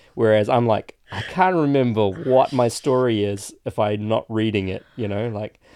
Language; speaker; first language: English; native; English